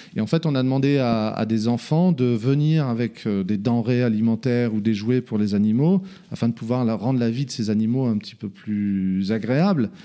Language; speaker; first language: French; native; French